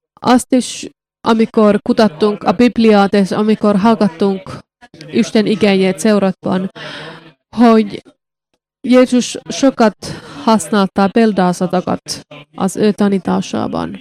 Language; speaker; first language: Hungarian; non-native, learner; Finnish